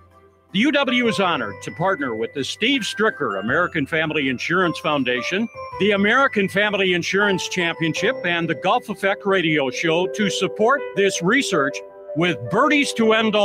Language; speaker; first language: English; native; English